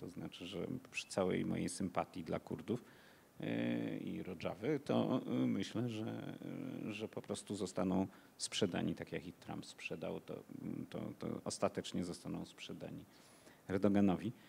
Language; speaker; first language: Polish; native; Polish